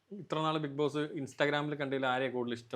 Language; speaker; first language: Malayalam; native; Malayalam